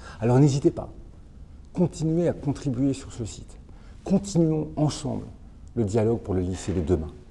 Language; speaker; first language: French; native; French